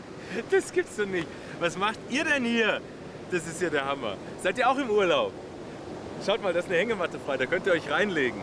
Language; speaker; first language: German; native; German